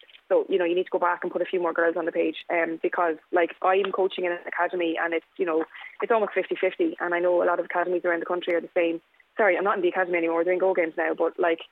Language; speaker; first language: English; native; English